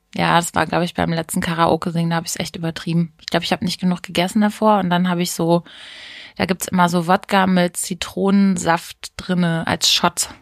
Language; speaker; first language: German; native; German